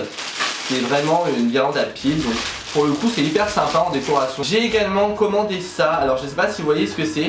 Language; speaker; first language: French; native; French